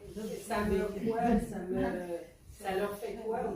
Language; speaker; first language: French; non-native, learner; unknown